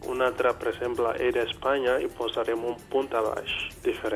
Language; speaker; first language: Catalan; non-native, fluent; Yoruba